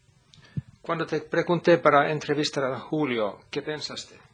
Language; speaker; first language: Spanish; non-native, fluent; Finnish